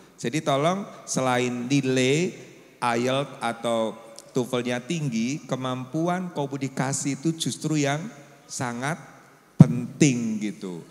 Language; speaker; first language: Indonesian; native; Indonesian